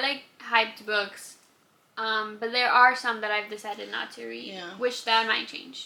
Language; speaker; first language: English; non-native, fluent; Spanish